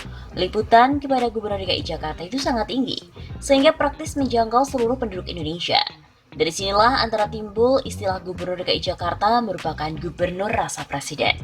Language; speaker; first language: Indonesian; native; Indonesian